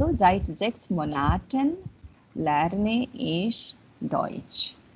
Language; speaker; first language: German; non-native, fluent; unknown